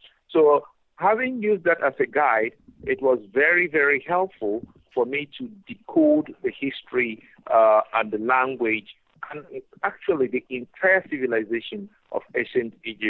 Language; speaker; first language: English; non-native, local second language; Igbo